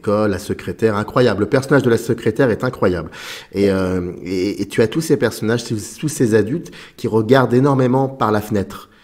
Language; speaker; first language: French; native; French